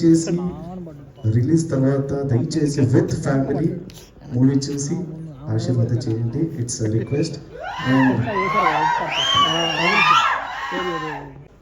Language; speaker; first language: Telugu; non-native, learner; Kannada